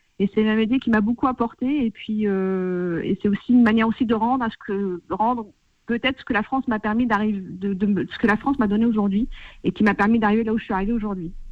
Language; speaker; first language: French; early bilingual, other home language; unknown